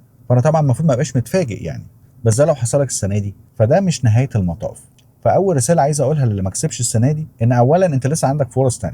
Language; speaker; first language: Arabic; native; Arabic